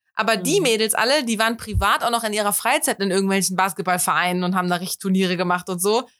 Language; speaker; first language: German; native; German